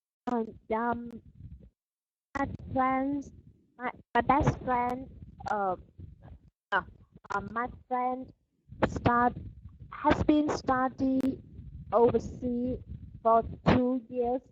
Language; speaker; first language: English; non-native, learner; Vietnamese